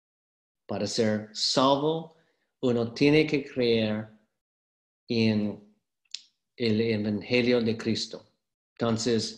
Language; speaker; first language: Spanish; non-native, fluent; English